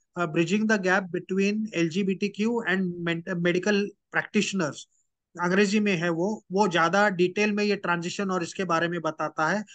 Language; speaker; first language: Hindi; non-native, local second language; Marathi